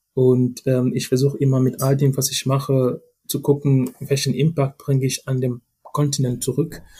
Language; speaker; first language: German; non-native, fluent; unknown